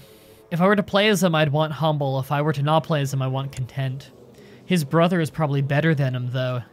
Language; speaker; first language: English; native; English